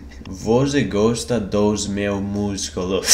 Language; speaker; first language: Portuguese; non-native, learner; English